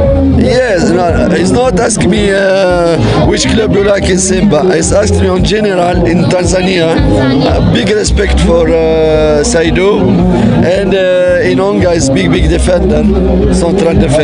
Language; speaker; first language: English; non-native, learner; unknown